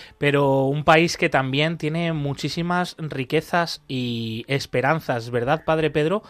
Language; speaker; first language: Spanish; native; Spanish